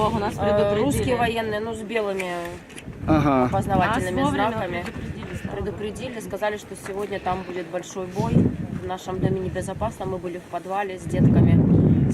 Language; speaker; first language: Russian; native; Russian